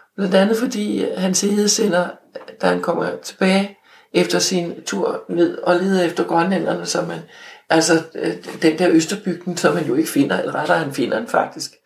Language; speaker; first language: Danish; native; Danish